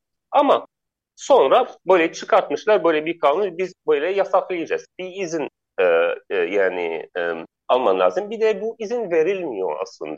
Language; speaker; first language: Turkish; non-native, learner; Arabic